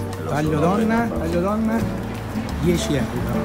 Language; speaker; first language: Italian; native; Italian